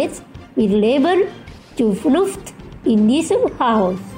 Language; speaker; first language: German; non-native, fluent; Indonesian